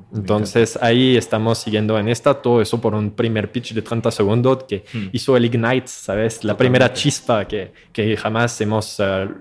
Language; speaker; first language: Spanish; non-native, fluent; French